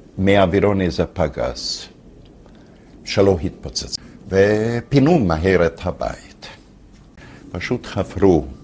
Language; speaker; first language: Hebrew; non-native, fluent; Hungarian